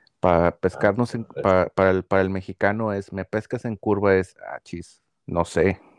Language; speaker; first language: Spanish; native; Spanish